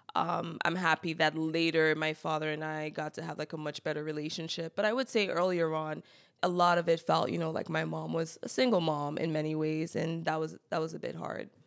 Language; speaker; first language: English; native; English